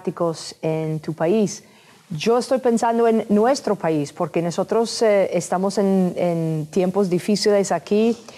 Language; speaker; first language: Spanish; non-native, fluent; English